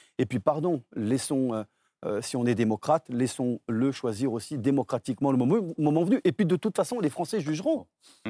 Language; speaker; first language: French; early bilingual, other home language; Portuguese